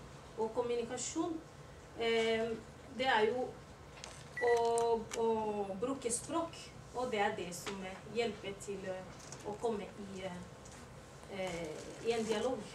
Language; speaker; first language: Norwegian; non-native, learner; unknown